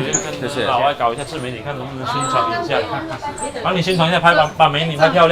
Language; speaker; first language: Chinese; native; Chinese